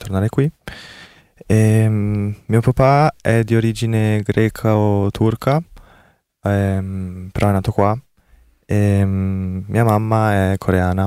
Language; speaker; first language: Italian; early bilingual, other home language; Korean